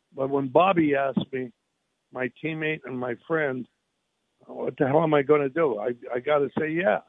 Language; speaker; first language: English; native; English